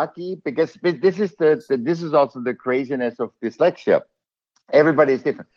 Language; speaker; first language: English; non-native, fluent; German